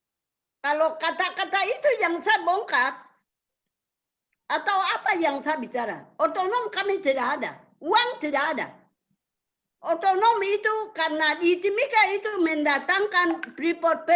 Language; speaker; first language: Indonesian; non-native, local second language; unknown